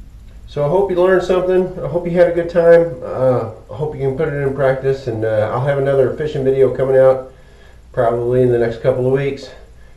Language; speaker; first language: English; native; English